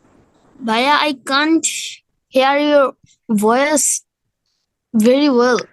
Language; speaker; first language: English; non-native, learner; Bangla